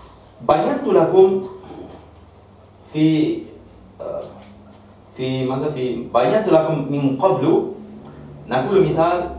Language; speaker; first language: Arabic; non-native, fluent; Malay